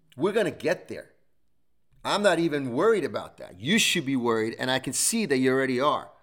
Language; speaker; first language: English; non-native, fluent; Italian